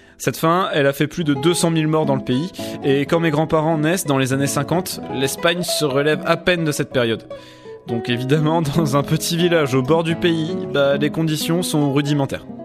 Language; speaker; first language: French; native; French